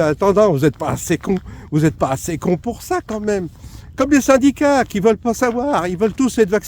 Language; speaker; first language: French; native; French